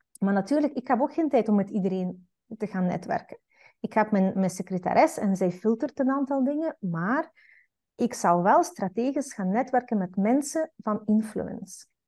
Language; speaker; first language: Dutch; non-native, fluent; Russian